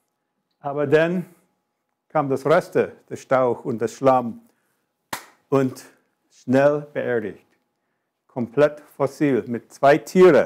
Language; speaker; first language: German; non-native, fluent; English